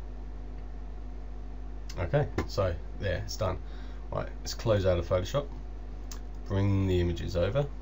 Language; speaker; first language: English; native; English